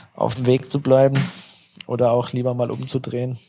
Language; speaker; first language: German; native; German